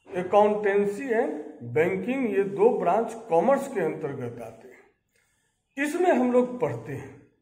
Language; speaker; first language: Hindi; native; Hindi